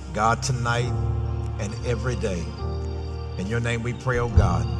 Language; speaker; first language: English; native; English